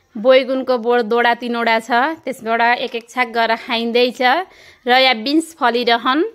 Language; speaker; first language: Nepali; native; Nepali